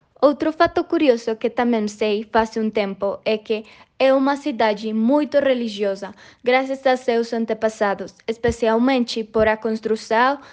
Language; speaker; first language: Portuguese; non-native, learner; Spanish